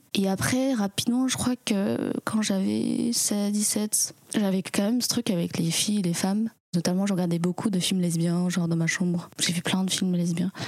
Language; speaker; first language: French; early bilingual, other home language; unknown